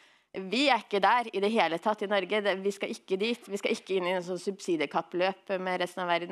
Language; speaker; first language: Norwegian; native; Norwegian